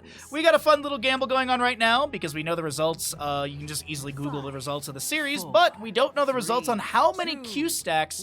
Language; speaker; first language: English; native; English